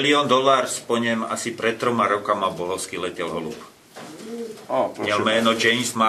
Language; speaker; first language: Polish; non-native, learner; Slovak